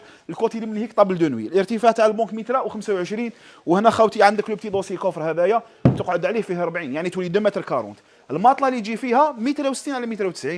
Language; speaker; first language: Arabic; native; Arabic